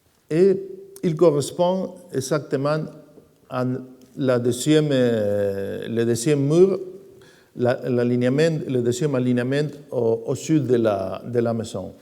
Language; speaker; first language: French; non-native, fluent; Spanish